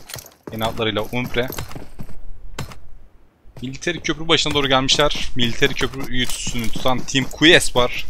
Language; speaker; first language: Turkish; native; Turkish